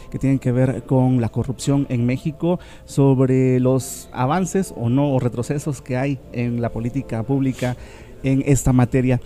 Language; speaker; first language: Spanish; native; Spanish